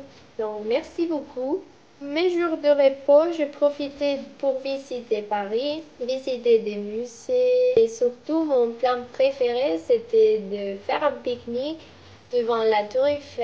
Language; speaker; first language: French; non-native, fluent; Spanish